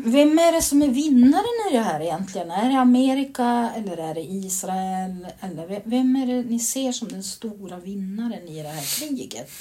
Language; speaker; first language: Swedish; native; Swedish